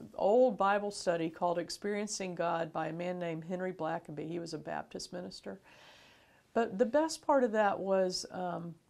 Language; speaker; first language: English; native; English